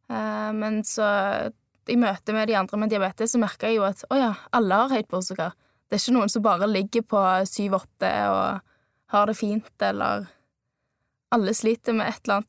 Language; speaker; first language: Norwegian; native; Norwegian